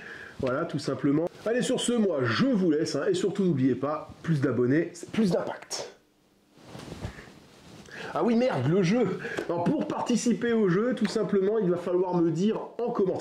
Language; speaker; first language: French; native; French